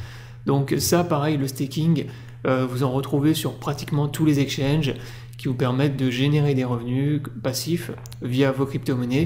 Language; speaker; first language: French; native; French